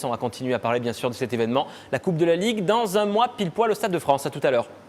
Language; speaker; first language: French; native; French